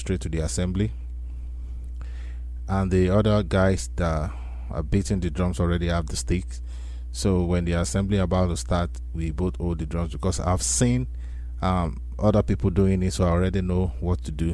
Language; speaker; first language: English; non-native, local second language; Yoruba